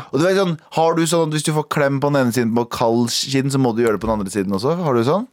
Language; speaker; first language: Norwegian; early bilingual, other home language; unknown